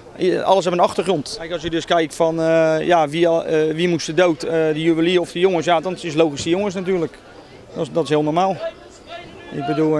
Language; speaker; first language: Dutch; native; Dutch